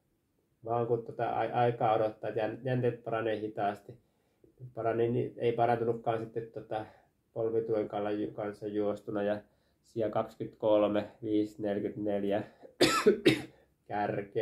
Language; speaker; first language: Finnish; native; Finnish